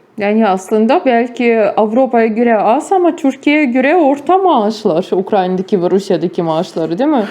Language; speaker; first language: Turkish; non-native, fluent; Ukrainian